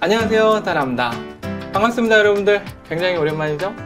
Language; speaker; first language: Korean; native; Korean